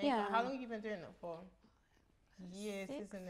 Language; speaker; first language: English; early bilingual, other home language; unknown